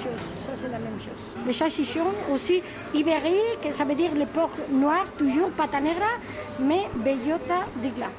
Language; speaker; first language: French; non-native, fluent; Spanish